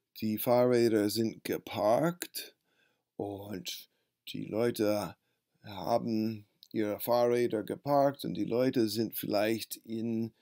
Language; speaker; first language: German; non-native, fluent; English